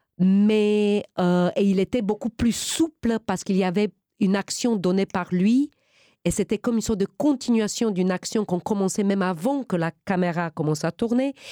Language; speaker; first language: French; non-native, fluent; Romanian